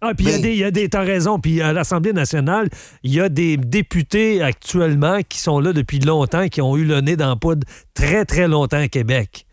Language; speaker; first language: French; native; French